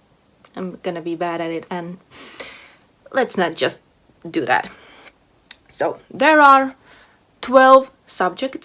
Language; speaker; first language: English; non-native, fluent; Latvian